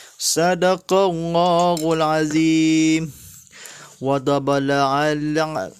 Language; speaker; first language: Arabic; non-native, fluent; Malay